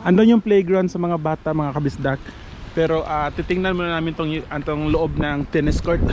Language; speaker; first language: Filipino; non-native, local second language; Cebuano